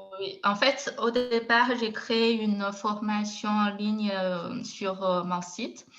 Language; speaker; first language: French; non-native, fluent; Chinese